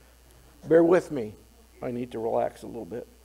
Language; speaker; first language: English; native; English